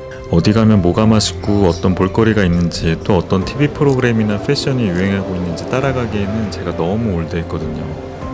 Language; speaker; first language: Korean; non-native, fluent; Turkish